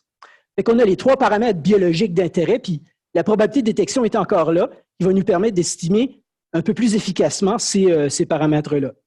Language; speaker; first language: French; native; French